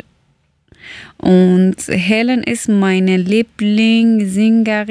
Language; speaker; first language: German; non-native, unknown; Persian